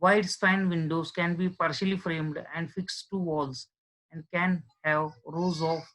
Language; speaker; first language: English; non-native, local second language; Marathi